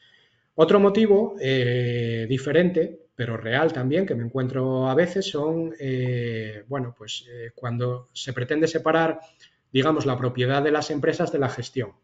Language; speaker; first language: Spanish; native; Spanish